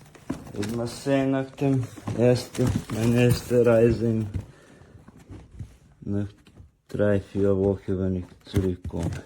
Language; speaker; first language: German; non-native, learner; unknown